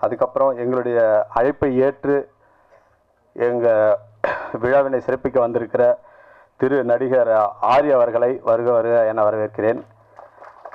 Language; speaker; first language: Tamil; native; Tamil